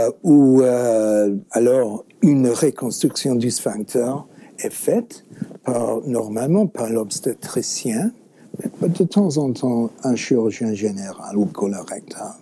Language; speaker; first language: French; non-native, fluent; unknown